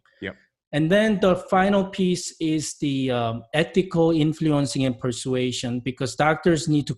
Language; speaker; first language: English; non-native, fluent; Korean